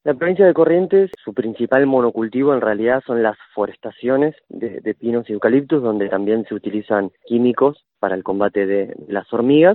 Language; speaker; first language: Spanish; native; Spanish